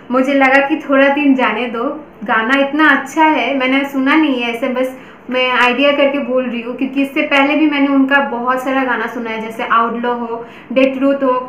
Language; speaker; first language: Hindi; non-native, local second language; Bangla